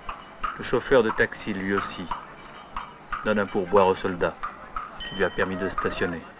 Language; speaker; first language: French; native; French